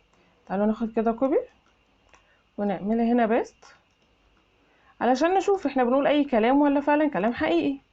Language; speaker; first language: Arabic; native; Arabic